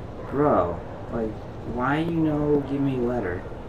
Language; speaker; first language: English; native; English